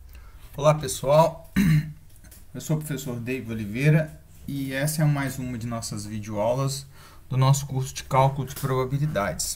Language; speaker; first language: Portuguese; native; Portuguese